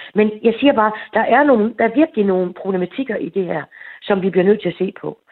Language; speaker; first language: Danish; native; Danish